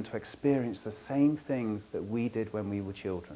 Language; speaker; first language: English; native; English